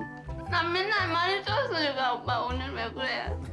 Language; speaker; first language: Korean; non-native, learner; Vietnamese